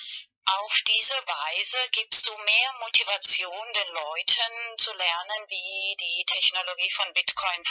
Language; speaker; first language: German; non-native, fluent; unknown